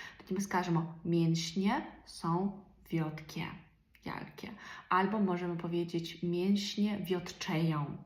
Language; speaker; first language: Polish; non-native, learner; Ukrainian